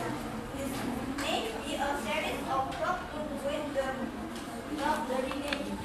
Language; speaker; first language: English; non-native, learner; Indonesian